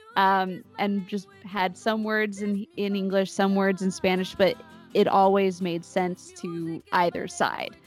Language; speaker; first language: English; native; English